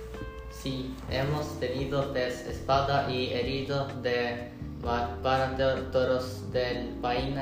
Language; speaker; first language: Spanish; non-native, learner; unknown